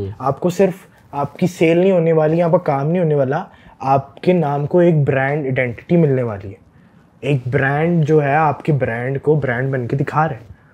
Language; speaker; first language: Urdu; early bilingual, heritage; Urdu